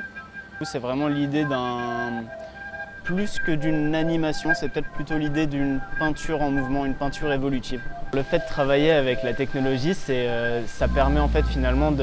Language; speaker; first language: French; native; French